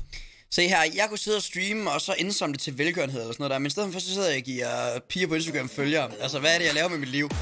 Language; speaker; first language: Danish; native; Danish